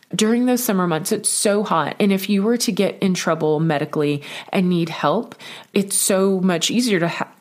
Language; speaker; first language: English; native; English